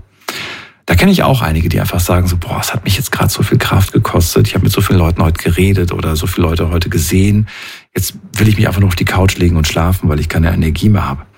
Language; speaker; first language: German; native; German